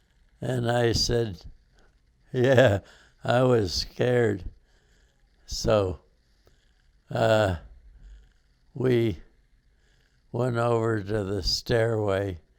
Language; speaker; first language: English; native; English